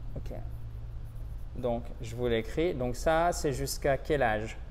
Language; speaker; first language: French; native; French